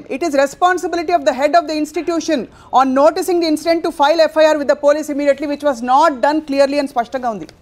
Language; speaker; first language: English; non-native, local second language; Telugu